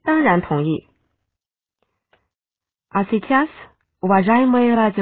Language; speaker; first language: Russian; non-native, fluent; Chinese